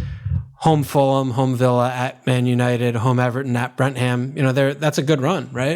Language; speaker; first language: English; native; English